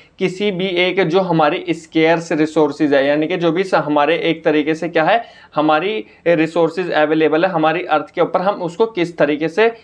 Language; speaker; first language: Hindi; native; Hindi